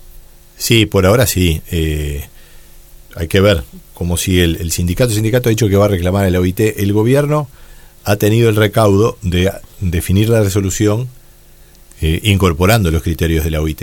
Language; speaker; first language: Spanish; native; Spanish